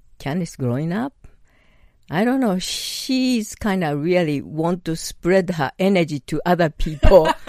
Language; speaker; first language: English; non-native, learner; Japanese